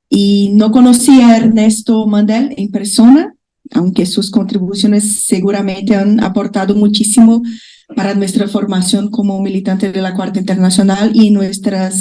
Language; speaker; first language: Spanish; non-native, fluent; Portuguese